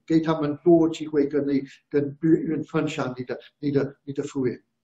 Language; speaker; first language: Chinese; non-native, fluent; English